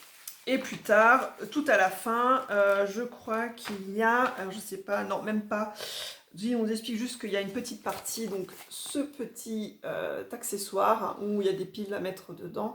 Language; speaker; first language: French; native; French